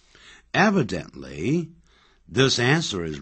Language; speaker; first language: English; non-native, fluent; Chinese